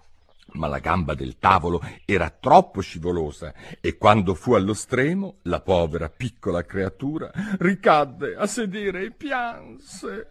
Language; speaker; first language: Italian; native; Italian